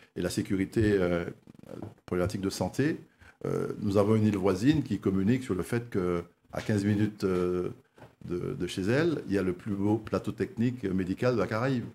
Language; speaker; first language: French; native; French